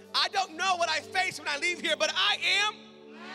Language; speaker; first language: English; native; English